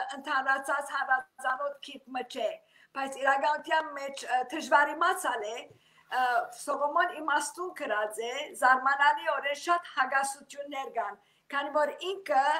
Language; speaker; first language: Armenian; early bilingual, heritage; Armenian